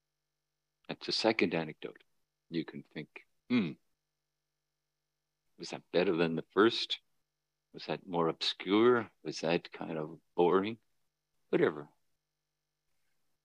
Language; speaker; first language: English; native; English